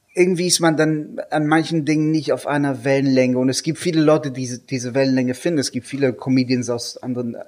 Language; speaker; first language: German; non-native, fluent; Hebrew